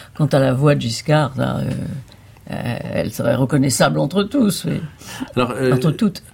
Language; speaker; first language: French; native; French